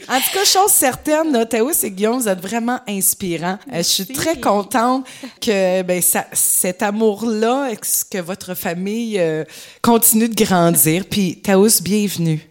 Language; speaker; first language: French; native; French